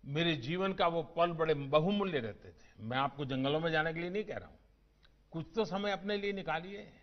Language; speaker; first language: Hindi; non-native, local second language; Gujarati